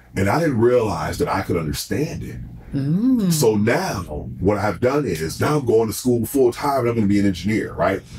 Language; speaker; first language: English; native; English